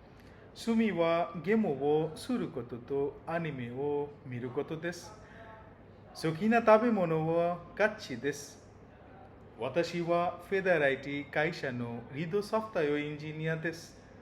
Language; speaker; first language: Japanese; non-native, learner; Bangla